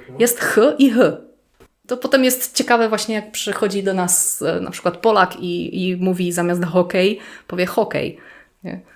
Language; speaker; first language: Polish; native; Polish